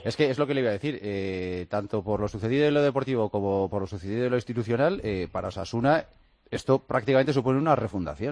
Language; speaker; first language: Spanish; native; Spanish